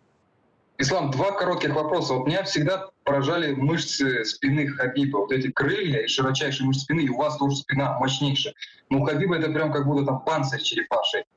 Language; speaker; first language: Russian; native; Russian